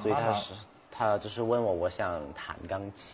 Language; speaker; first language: Chinese; non-native, fluent; Thai